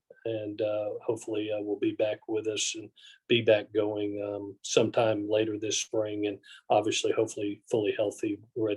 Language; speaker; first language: English; native; English